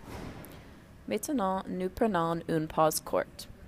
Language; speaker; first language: French; non-native, learner; English